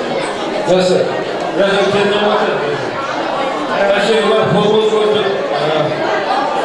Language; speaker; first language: Russian; non-native, local second language; Kazakh